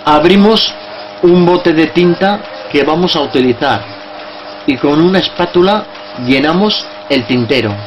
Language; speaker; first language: Spanish; native; Spanish